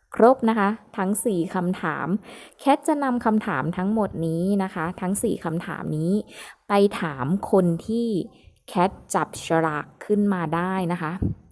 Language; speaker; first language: Thai; native; Thai